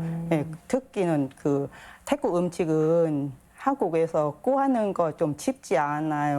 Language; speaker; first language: Korean; non-native, learner; Thai